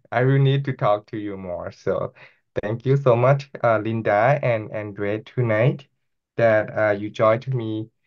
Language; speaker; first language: English; non-native, fluent; Thai